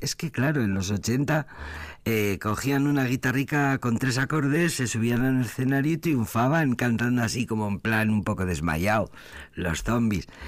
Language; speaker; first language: Spanish; native; Spanish